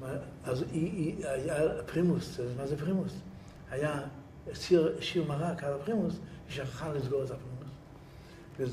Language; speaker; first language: Hebrew; early bilingual, other home language; Yiddish